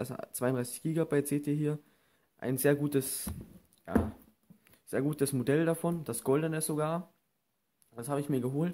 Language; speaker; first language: German; native; German